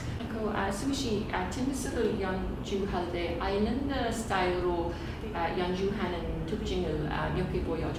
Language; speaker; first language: Korean; non-native, learner; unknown